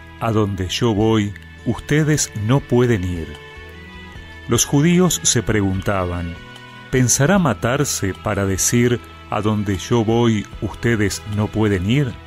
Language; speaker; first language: Spanish; native; Spanish